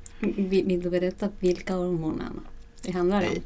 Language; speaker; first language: Swedish; non-native, fluent; Spanish